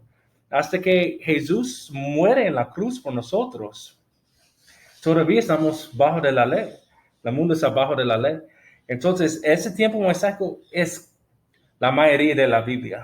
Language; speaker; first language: Spanish; non-native, fluent; English